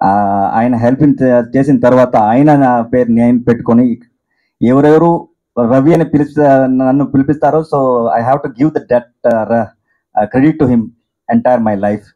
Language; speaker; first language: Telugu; non-native, local second language; Kannada